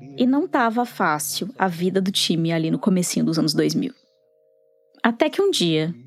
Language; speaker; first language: Portuguese; native; Portuguese